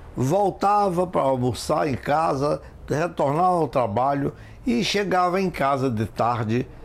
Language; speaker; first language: Portuguese; native; Portuguese